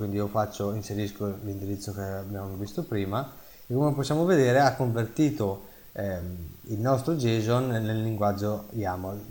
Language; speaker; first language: Italian; native; Italian